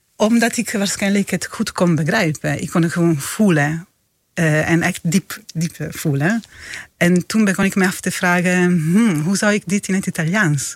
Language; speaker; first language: Dutch; non-native, fluent; Italian